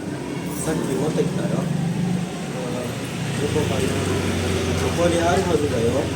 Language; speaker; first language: Japanese; non-native, learner; Indonesian